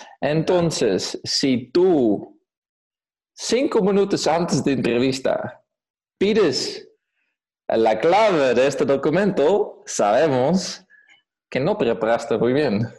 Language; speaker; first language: Spanish; non-native, fluent; Dutch